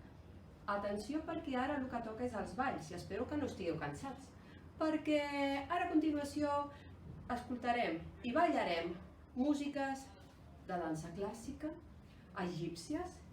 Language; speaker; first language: Catalan; native; Catalan